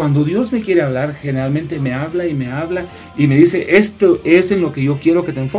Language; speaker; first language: Spanish; native; Spanish